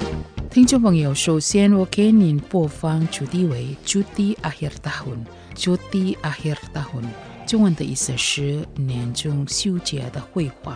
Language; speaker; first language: Chinese; non-native, fluent; Indonesian